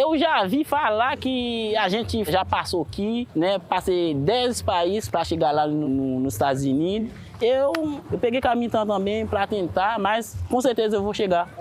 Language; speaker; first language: Portuguese; non-native, learner; Haitian Creole